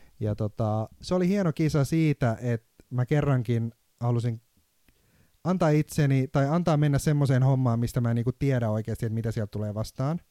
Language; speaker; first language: Finnish; non-native, fluent; Turkish